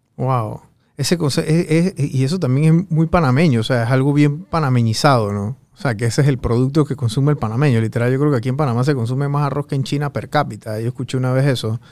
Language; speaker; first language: Spanish; native; Spanish